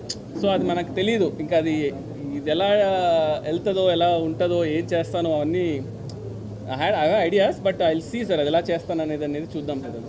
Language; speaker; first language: Telugu; native; Telugu